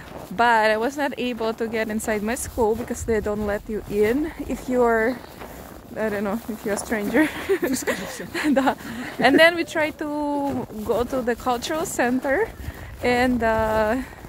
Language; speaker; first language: English; non-native, fluent; Russian